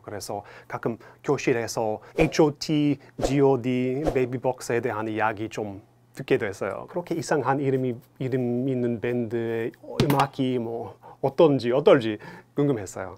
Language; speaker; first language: Korean; non-native, fluent; English